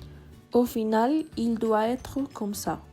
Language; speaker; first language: French; non-native, learner; Spanish